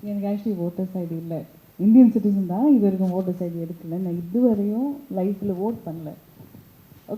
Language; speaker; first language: Tamil; early bilingual, heritage; Tamil